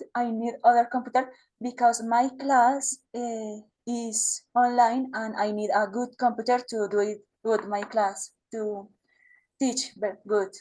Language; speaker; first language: English; non-native, learner; Spanish